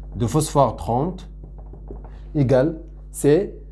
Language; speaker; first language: French; non-native, local second language; Arabic